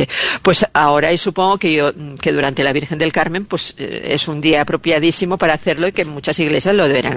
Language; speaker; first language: Spanish; native; Spanish